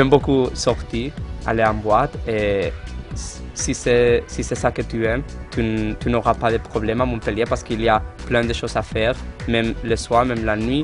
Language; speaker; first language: French; non-native, fluent; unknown